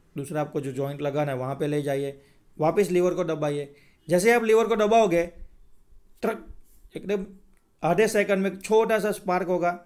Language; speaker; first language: Hindi; non-native, local second language; Gujarati